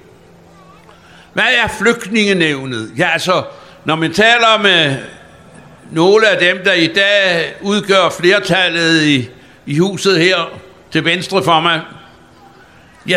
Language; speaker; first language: Danish; native; Danish